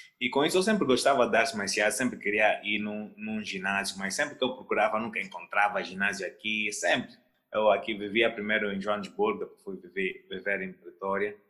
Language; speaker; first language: Portuguese; native; Portuguese